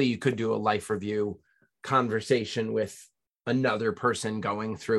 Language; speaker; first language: English; native; English